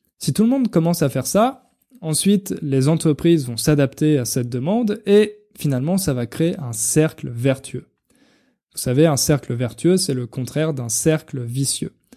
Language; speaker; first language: French; native; French